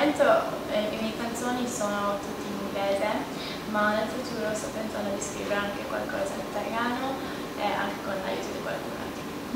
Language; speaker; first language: Italian; non-native, fluent; Maltese